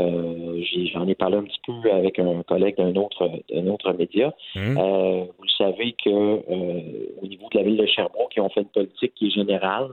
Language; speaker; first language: French; native; French